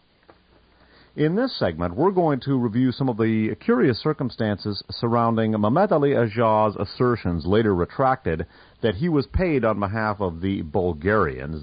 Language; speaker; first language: English; native; English